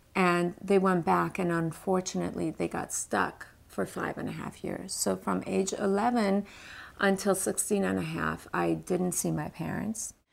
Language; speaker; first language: English; early bilingual, other home language; Persian